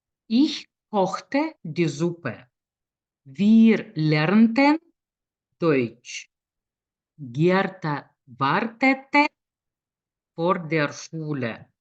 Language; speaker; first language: German; non-native, fluent; Lithuanian